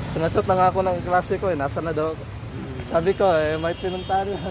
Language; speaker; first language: Filipino; non-native, local second language; Cebuano